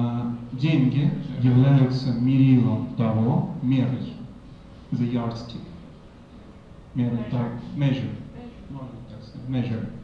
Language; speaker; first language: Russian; native; Russian